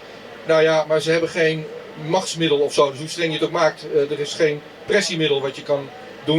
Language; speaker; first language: Dutch; native; Dutch